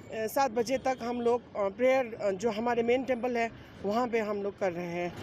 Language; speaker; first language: Hindi; non-native, fluent; Tibetan